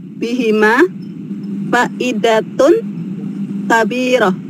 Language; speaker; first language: Arabic; non-native, learner; Indonesian